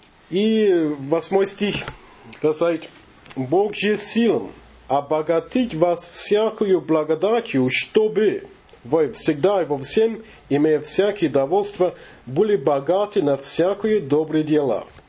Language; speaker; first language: Russian; non-native, fluent; English